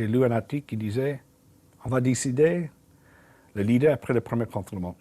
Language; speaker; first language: French; non-native, learner; English